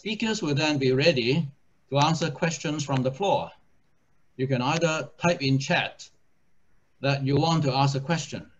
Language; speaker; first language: English; non-native, local second language; Chinese